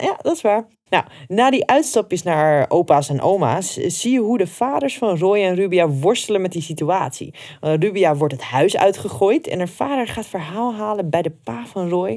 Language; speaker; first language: Dutch; native; Dutch